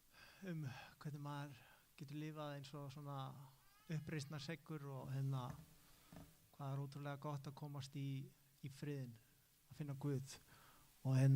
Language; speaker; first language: Icelandic; native; Icelandic